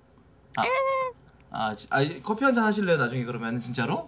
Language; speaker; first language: Korean; native; Korean